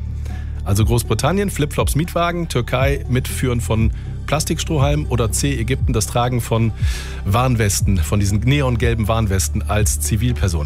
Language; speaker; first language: German; native; German